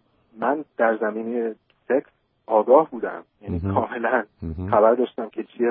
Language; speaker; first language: Persian; early bilingual, heritage; Persian